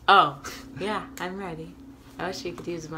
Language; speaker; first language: English; native; English